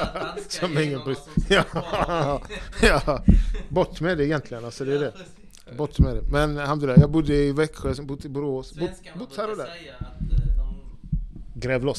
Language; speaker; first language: Swedish; native; Swedish